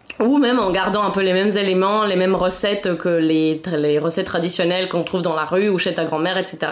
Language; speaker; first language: French; non-native, fluent; Spanish